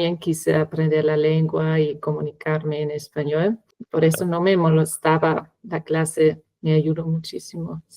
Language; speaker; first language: Spanish; non-native, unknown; German